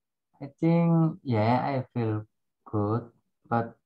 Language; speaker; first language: English; non-native, learner; Indonesian